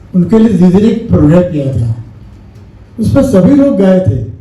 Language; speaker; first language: Hindi; non-native, local second language; Marathi